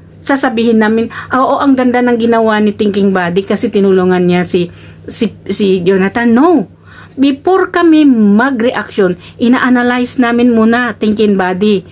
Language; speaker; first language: Filipino; non-native, local second language; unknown